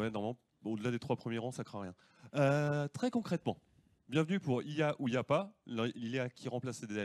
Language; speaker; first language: French; native; French